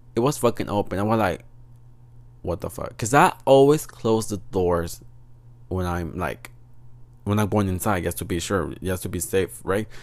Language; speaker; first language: English; early bilingual, other home language; Spanish